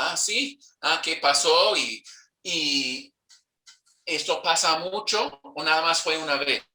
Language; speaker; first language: Spanish; non-native, fluent; English